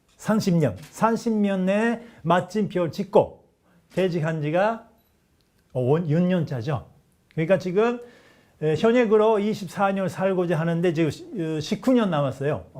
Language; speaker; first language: Korean; non-native, fluent; Japanese